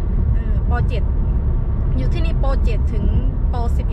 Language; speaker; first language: Thai; native; Thai